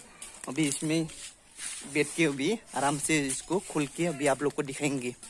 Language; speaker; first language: Hindi; non-native, local second language; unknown